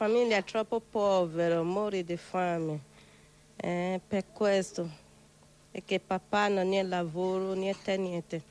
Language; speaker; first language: Italian; non-native, learner; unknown